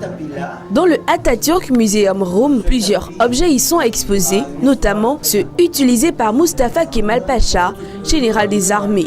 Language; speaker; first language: French; native; French